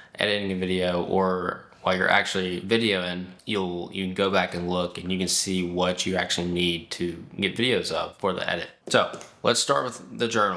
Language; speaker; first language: English; native; English